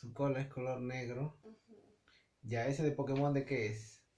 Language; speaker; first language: Spanish; native; Spanish